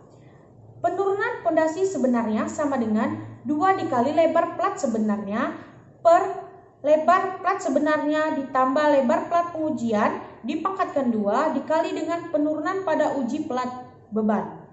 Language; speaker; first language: Indonesian; native; Indonesian